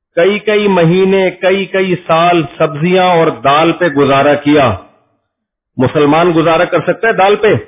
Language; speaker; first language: Urdu; native; Urdu